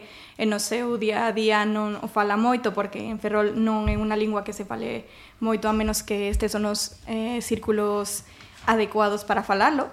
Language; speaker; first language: Galician; non-native, learner; Spanish